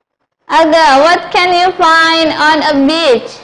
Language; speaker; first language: English; non-native, local second language; Indonesian